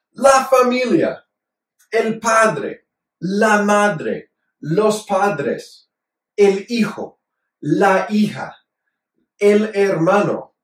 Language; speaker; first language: Spanish; non-native, fluent; English